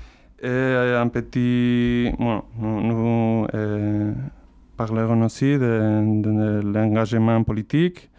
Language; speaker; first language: French; non-native, learner; Spanish